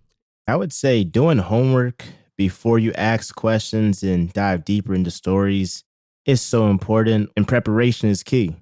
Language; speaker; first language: English; native; English